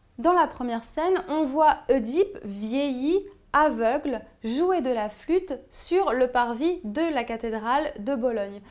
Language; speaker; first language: French; native; French